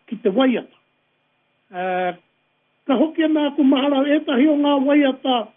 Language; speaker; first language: Māori; native; Māori